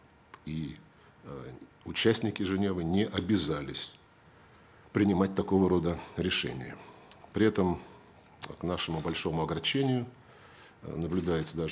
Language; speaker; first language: Russian; native; Russian